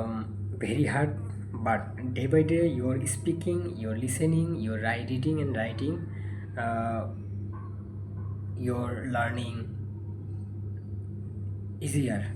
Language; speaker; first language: English; non-native, learner; Bangla